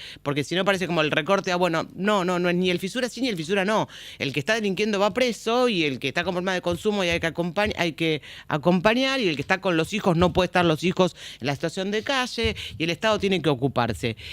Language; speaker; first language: Spanish; native; Spanish